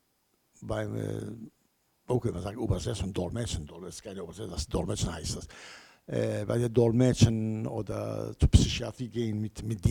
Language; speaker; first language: German; non-native, learner; Kurdish